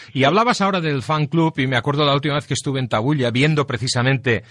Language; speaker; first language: Spanish; non-native, local second language; Catalan